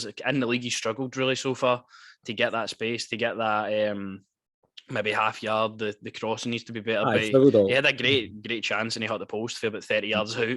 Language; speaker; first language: English; native; English